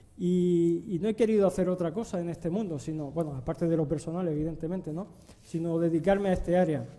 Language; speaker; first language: Spanish; native; Spanish